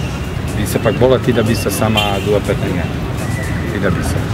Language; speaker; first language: Indonesian; non-native, learner; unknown